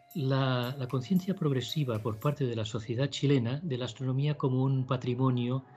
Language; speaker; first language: Spanish; native; Spanish